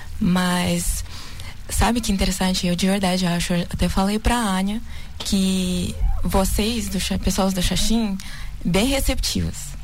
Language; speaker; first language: Portuguese; non-native, learner; Russian